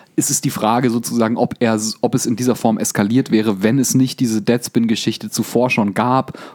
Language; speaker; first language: German; native; German